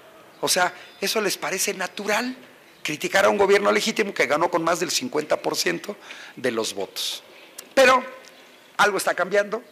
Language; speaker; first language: Spanish; native; Spanish